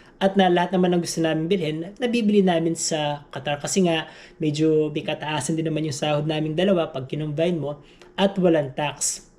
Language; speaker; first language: Filipino; native; Filipino